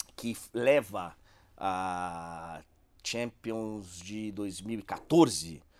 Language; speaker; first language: Portuguese; native; Portuguese